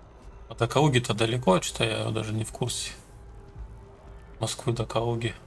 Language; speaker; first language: Russian; native; Russian